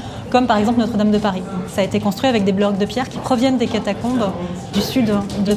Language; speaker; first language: French; native; French